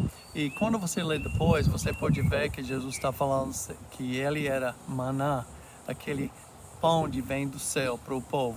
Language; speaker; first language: Portuguese; non-native, fluent; English